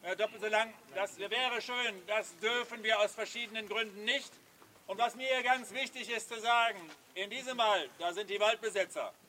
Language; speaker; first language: German; native; German